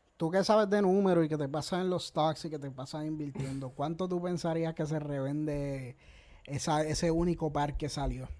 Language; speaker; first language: Spanish; native; Spanish